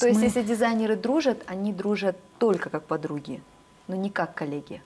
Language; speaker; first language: Russian; native; Russian